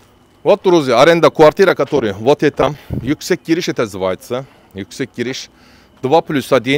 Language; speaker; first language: Russian; non-native, learner; Turkish